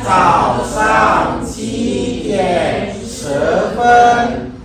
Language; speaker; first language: Chinese; non-native, learner; Indonesian